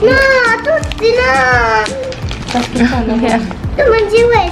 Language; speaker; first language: Italian; early bilingual, other home language; Albanian